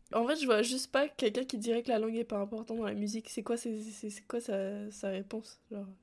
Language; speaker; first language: French; native; French